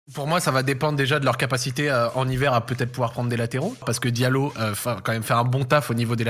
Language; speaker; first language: French; native; French